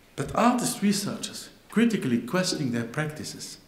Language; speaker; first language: English; non-native, fluent; Dutch